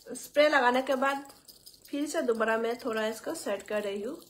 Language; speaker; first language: Hindi; non-native, local second language; Bangla